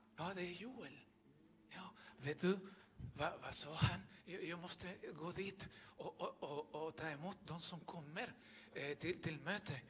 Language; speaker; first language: Swedish; non-native, fluent; Spanish